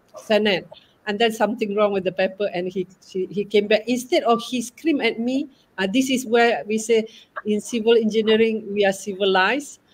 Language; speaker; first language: English; non-native, local second language; Malay